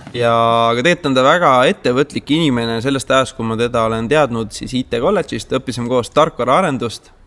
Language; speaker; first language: Estonian; native; Estonian